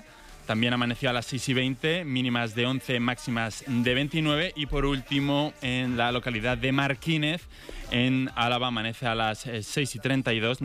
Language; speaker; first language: Spanish; native; Spanish